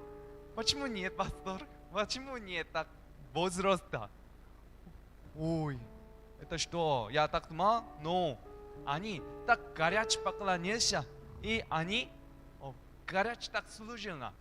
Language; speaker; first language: Russian; non-native, learner; Korean